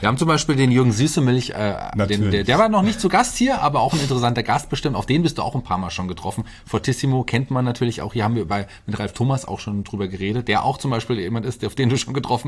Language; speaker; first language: German; native; German